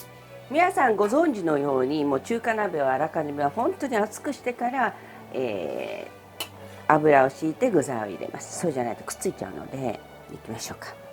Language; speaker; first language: Japanese; early bilingual, other home language; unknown